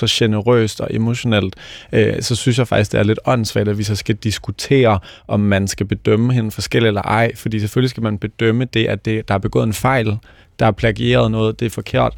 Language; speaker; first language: Danish; native; Danish